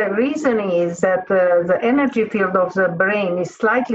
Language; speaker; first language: English; non-native, fluent; Hungarian